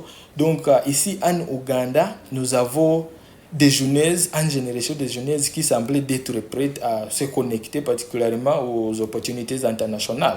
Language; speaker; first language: French; non-native, fluent; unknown